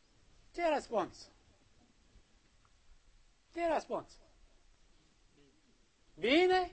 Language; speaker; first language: Romanian; non-native, learner; English